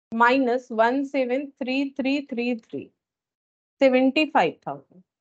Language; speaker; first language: Hindi; native; Hindi